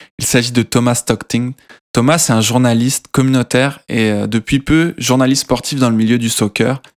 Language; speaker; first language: French; native; French